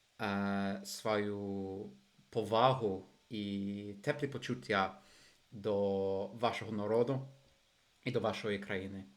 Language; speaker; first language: Ukrainian; non-native, fluent; English